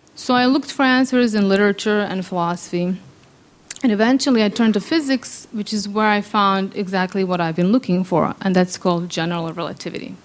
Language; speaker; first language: English; early bilingual, other home language; Serbian